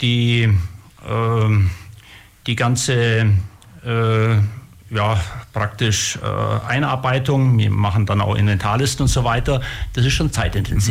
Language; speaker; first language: German; native; German